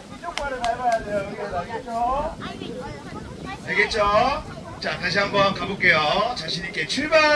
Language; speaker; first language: Korean; native; Korean